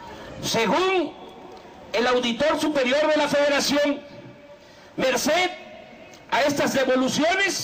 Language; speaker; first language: Spanish; native; Spanish